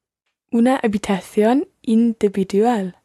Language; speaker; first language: Spanish; non-native, learner; English